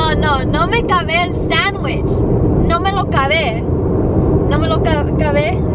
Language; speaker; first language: Spanish; early bilingual, heritage; Spanish